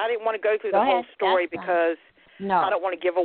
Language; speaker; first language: English; native; English